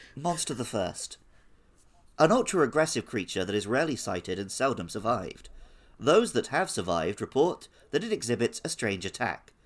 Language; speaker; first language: English; native; English